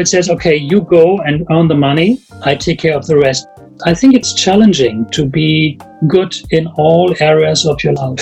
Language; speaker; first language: English; non-native, fluent; German